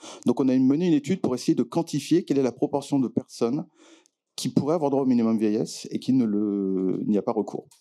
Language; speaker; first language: French; native; French